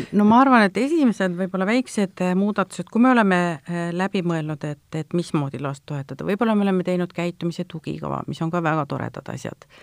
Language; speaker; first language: Estonian; native; Estonian